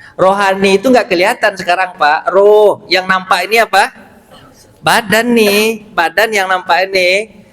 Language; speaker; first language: Indonesian; non-native, local second language; Minangkabau